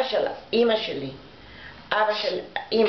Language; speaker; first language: Hebrew; non-native, fluent; Arabic